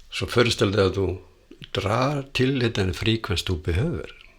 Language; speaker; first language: Swedish; non-native, fluent; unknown